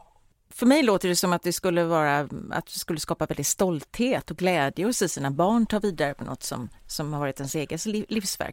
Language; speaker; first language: Swedish; native; Swedish